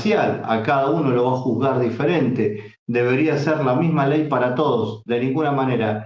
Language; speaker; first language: Spanish; native; Spanish